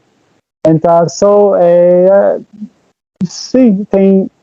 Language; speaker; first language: Portuguese; non-native, learner; Turkish